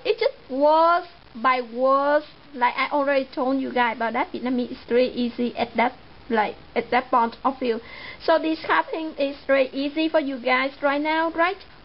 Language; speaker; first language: English; non-native, fluent; Vietnamese